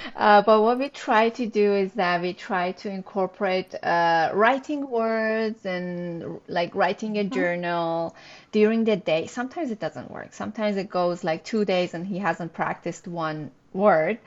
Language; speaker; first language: English; non-native, fluent; Persian